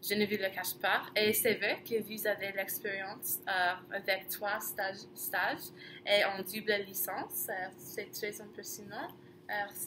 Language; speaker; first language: French; non-native, learner; English